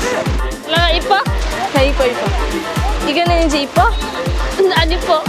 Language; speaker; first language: Korean; non-native, learner; Cebuano